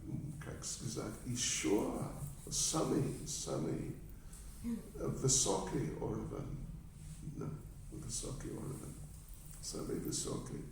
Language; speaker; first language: Russian; non-native, learner; English